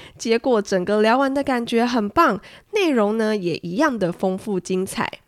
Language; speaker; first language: Chinese; native; Chinese